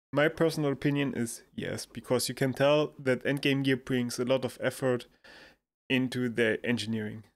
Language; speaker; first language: English; non-native, fluent; German